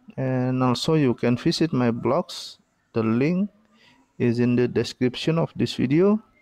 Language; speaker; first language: English; non-native, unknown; Indonesian